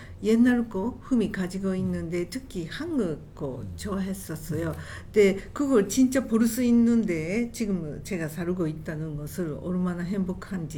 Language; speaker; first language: Korean; non-native, learner; Japanese